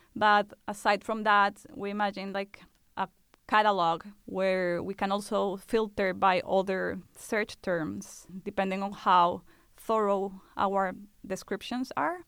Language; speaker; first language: English; non-native, fluent; Spanish